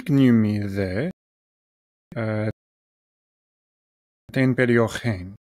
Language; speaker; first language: Greek; non-native, learner; English